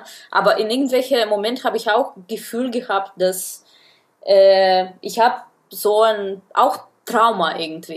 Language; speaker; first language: German; non-native, fluent; Russian